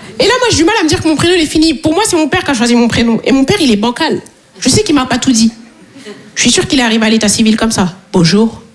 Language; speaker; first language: French; native; French